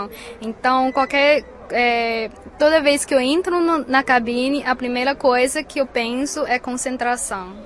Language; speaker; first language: Portuguese; non-native, fluent; Chinese